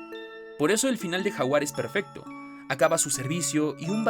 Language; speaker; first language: Spanish; native; Spanish